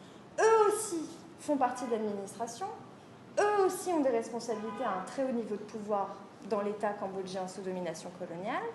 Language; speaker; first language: French; native; French